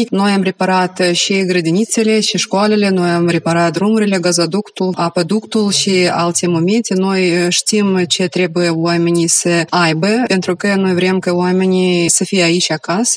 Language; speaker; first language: Romanian; non-native, local second language; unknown